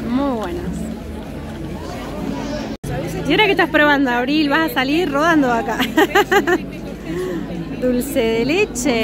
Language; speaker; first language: Spanish; native; Spanish